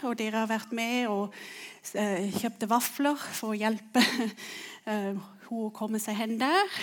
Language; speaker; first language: Norwegian; non-native, fluent; English